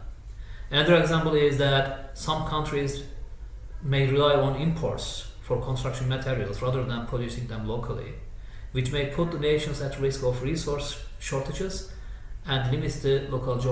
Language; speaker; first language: English; non-native, fluent; Turkish